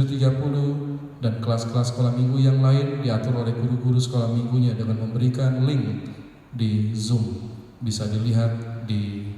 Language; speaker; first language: Indonesian; native; Indonesian